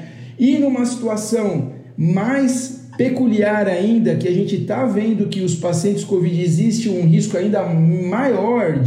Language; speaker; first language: Portuguese; native; Portuguese